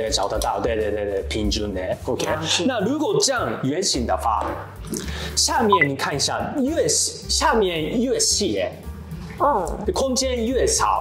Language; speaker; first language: Chinese; non-native, learner; Japanese